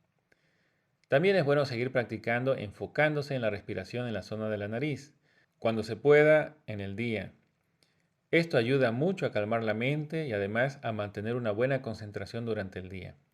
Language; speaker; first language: Spanish; native; Spanish